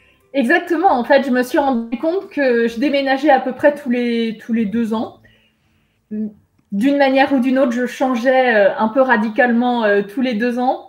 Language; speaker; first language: French; native; French